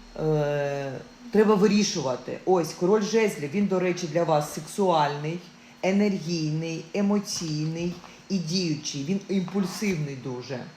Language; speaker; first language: Ukrainian; non-native, local second language; Russian